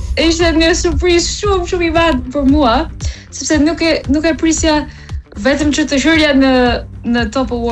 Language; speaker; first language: Albanian; early bilingual, heritage; English